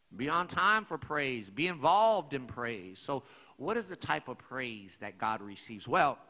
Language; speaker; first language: English; native; English